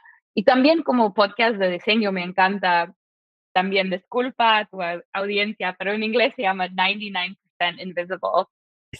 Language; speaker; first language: Spanish; non-native, fluent; English